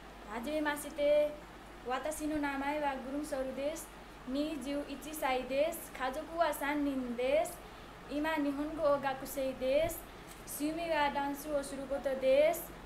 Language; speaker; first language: Japanese; non-native, learner; Nepali